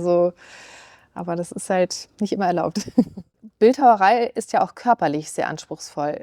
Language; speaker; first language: German; native; German